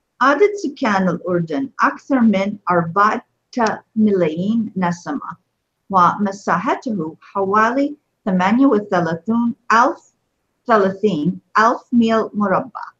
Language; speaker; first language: Arabic; non-native, fluent; English